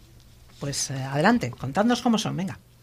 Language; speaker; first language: Spanish; native; Spanish